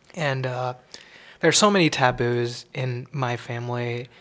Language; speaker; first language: English; non-native, local second language; Tamil